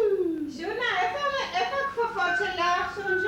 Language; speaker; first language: Hebrew; native; Hebrew